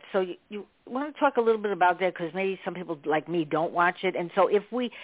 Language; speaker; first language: English; native; English